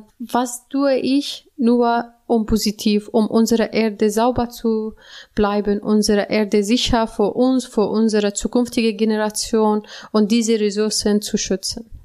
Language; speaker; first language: German; non-native, learner; Arabic